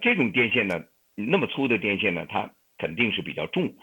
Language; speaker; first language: Chinese; native; Chinese